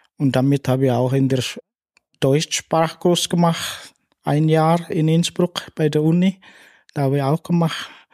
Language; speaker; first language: German; non-native, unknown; Indonesian